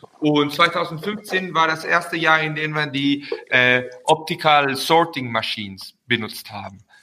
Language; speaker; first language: German; early bilingual, heritage; Spanish